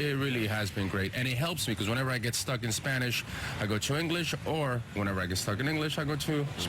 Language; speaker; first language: English; early bilingual, other home language; Spanish